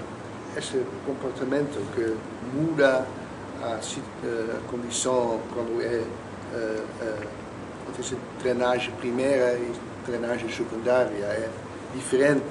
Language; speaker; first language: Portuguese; non-native, learner; Dutch